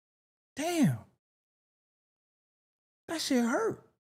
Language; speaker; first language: English; native; English